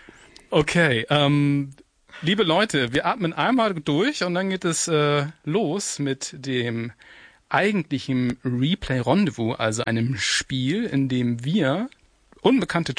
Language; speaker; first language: German; native; German